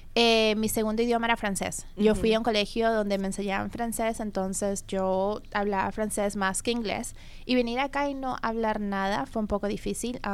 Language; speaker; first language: Spanish; native; Spanish